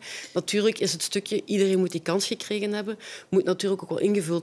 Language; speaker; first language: Dutch; native; Dutch